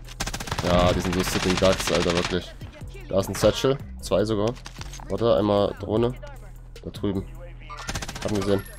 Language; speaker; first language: German; native; German